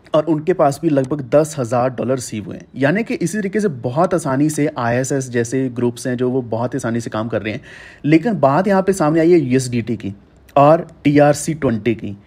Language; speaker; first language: Hindi; native; Hindi